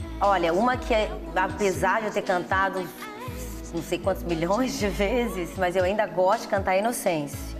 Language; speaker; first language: Portuguese; early bilingual, other home language; Italian